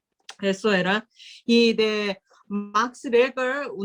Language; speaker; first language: Spanish; non-native, learner; Korean